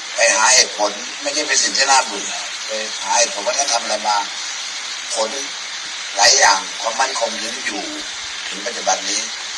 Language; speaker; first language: Thai; native; Thai